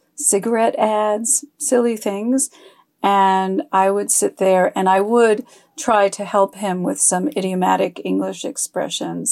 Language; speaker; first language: English; early bilingual, other home language; French